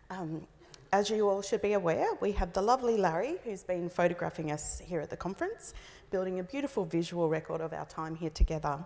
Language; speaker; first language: English; native; English